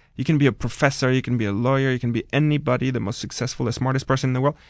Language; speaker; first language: English; non-native, fluent; French